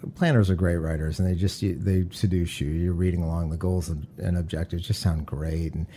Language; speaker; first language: English; native; English